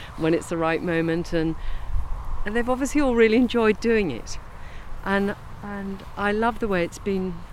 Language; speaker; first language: English; native; English